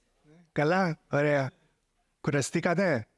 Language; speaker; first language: Greek; non-native, fluent; English